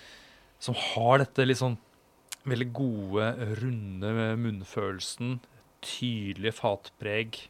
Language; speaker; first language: Norwegian; native; Norwegian